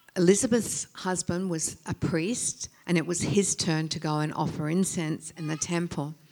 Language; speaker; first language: English; native; English